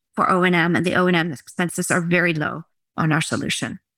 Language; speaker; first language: English; non-native, fluent; Norwegian